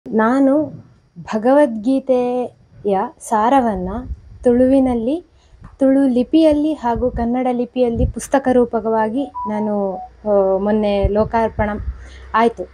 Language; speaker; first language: Kannada; non-native, local second language; Tulu